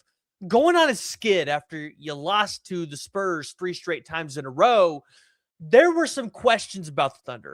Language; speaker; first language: English; native; English